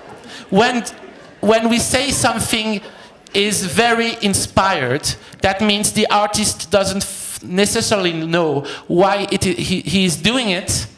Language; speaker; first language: English; non-native, fluent; French